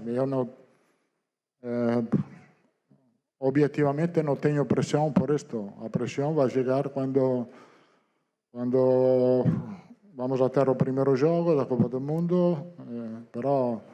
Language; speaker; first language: Portuguese; non-native, fluent; Italian